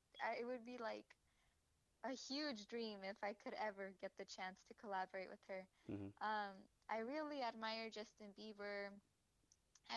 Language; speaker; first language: English; native; English